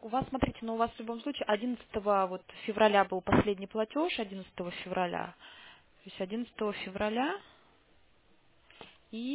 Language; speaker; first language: Russian; native; Russian